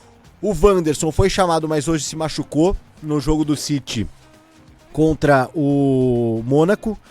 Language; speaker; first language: Portuguese; native; Portuguese